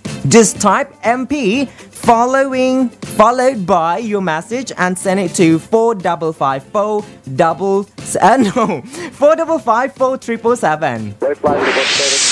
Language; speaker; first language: English; non-native, fluent; Thai